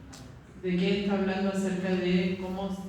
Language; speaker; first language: Spanish; native; Spanish